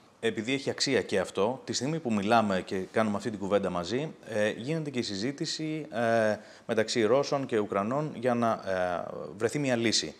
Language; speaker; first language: Greek; native; Greek